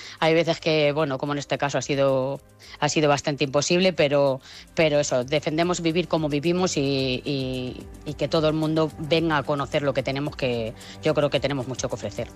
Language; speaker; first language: Spanish; native; Spanish